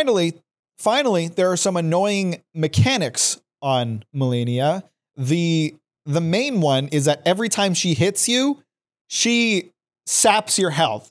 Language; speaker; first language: English; native; English